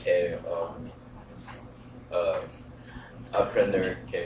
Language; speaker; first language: Spanish; non-native, learner; English